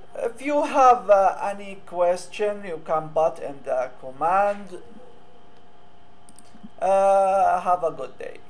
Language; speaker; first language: English; non-native, learner; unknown